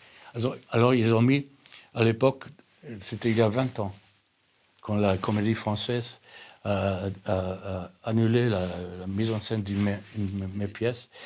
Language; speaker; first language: French; non-native, fluent; German